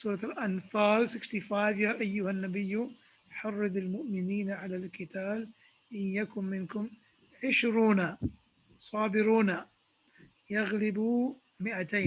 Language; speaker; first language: Arabic; non-native, fluent; English